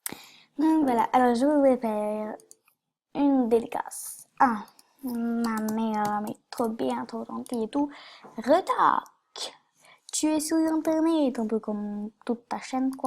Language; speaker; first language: French; native; French